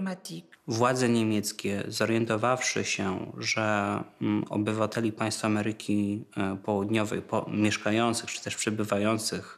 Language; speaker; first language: Polish; native; Polish